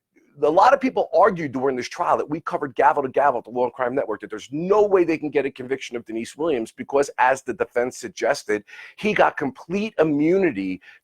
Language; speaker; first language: English; native; English